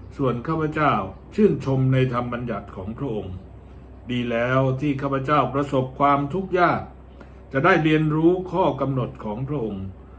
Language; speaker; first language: Thai; native; Thai